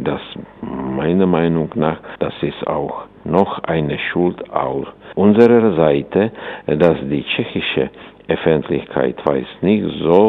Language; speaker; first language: German; non-native, fluent; Czech